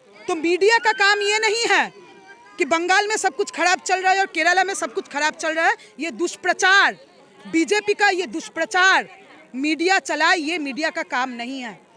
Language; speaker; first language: Hindi; non-native, local second language; Bangla